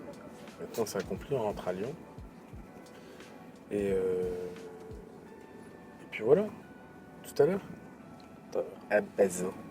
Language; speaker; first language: French; native; French